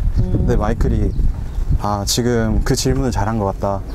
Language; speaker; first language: Korean; native; Korean